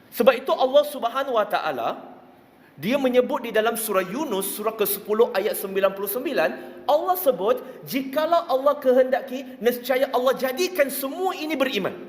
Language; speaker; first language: Malay; non-native, local second language; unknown